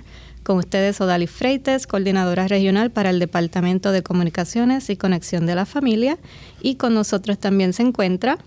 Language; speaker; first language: Spanish; native; Spanish